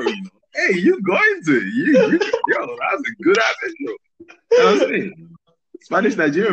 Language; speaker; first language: English; non-native, fluent; Spanish